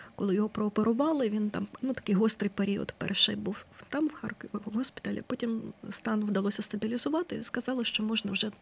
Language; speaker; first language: Ukrainian; native; Ukrainian